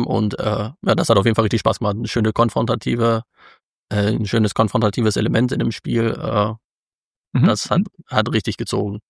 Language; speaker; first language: German; native; German